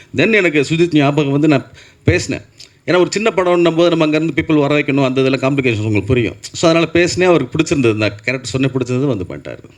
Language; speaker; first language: Tamil; native; Tamil